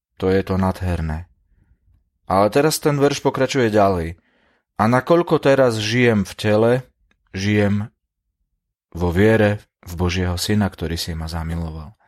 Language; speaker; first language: Slovak; native; Slovak